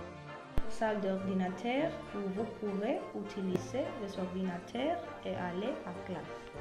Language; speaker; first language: French; non-native, learner; Spanish